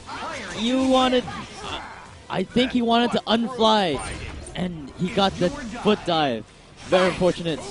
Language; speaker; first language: English; native; English